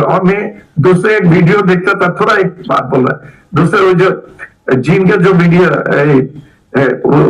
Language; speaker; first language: Hindi; non-native, learner; Bangla